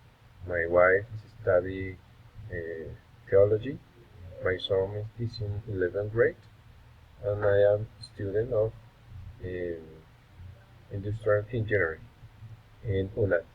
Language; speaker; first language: English; non-native, learner; Spanish